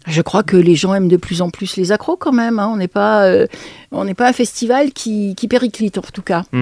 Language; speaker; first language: French; native; French